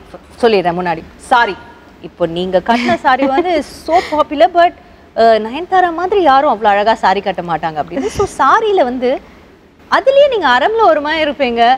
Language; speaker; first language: Tamil; native; Tamil